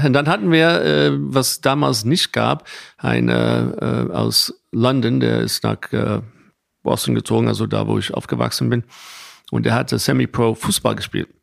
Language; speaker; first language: German; non-native, fluent; English